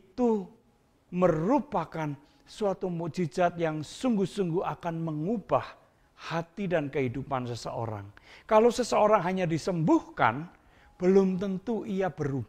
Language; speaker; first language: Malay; non-native, local second language; Indonesian